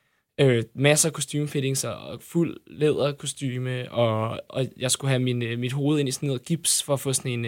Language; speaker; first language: Danish; native; Danish